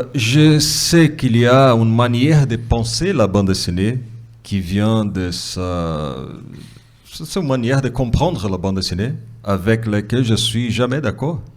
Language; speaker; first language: French; non-native, fluent; Portuguese